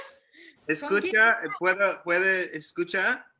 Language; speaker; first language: Spanish; early bilingual, heritage; English